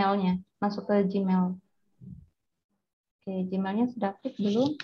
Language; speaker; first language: Indonesian; native; Indonesian